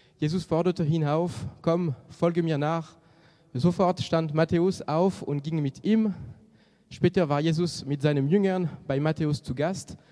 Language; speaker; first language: German; non-native, fluent; French